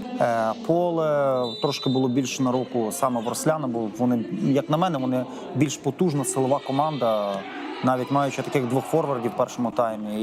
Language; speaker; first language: Ukrainian; native; Ukrainian